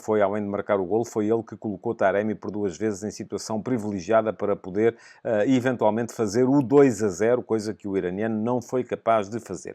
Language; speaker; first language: Portuguese; native; Portuguese